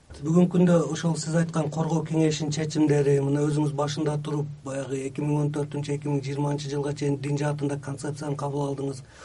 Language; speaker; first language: Kyrgyz; native; Kyrgyz